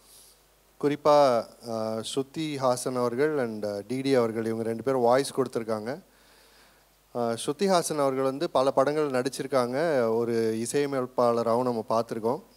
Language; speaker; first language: Tamil; native; Tamil